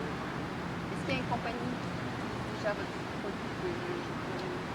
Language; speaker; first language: French; native; French